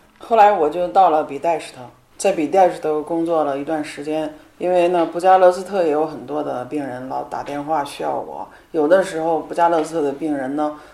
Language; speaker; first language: Chinese; native; Chinese